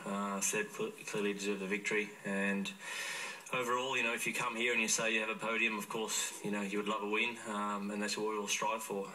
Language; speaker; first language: English; native; English